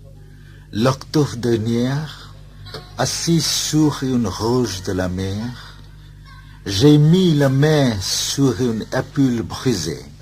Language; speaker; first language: French; non-native, fluent; Bangla